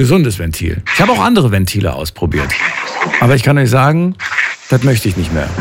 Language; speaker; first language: German; native; German